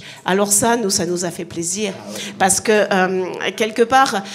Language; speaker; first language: French; native; French